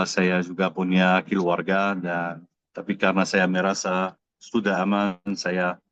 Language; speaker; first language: Indonesian; non-native, fluent; Arabic